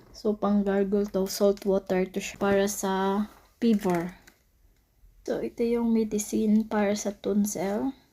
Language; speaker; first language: Filipino; non-native, local second language; Cebuano